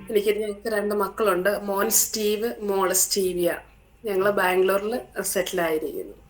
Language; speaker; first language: Malayalam; early bilingual, heritage; Malayalam